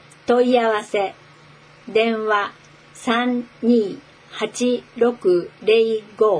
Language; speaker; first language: Japanese; native; Japanese